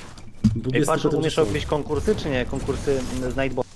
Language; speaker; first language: Polish; native; Polish